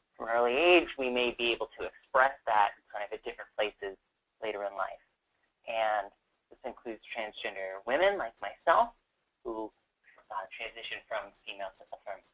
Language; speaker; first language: English; native; English